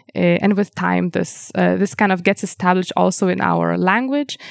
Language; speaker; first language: English; non-native, fluent; Lithuanian